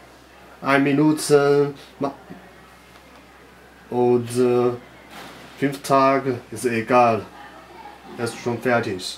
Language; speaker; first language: German; non-native, learner; Chinese